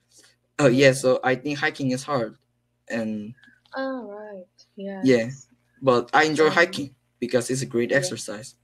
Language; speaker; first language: English; non-native, learner; Korean